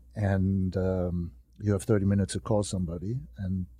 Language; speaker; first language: English; non-native, fluent; German